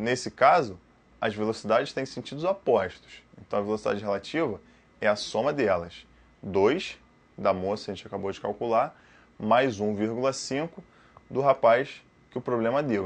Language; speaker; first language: Portuguese; native; Portuguese